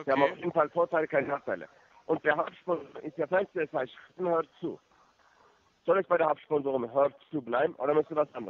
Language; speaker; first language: German; non-native, fluent; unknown